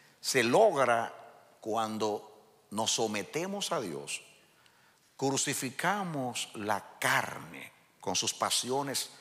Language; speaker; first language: Spanish; native; Spanish